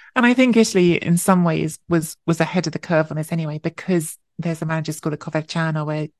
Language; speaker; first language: English; native; English